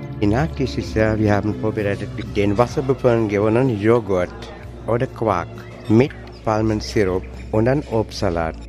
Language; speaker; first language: German; non-native, learner; Sinhala